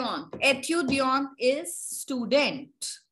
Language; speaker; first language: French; non-native, fluent; Hindi